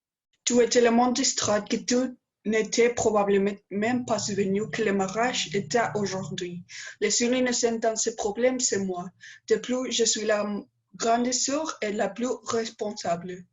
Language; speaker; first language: French; non-native, learner; Spanish